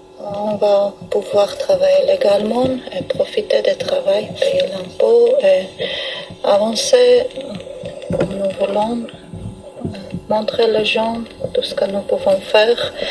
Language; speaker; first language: French; non-native, learner; Armenian